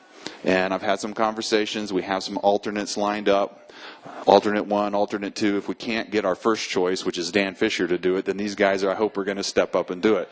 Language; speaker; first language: English; native; English